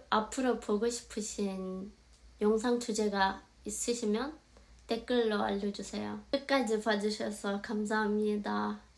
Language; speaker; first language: Korean; non-native, fluent; Azerbaijani